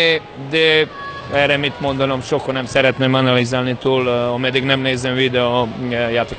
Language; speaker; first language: Hungarian; non-native, fluent; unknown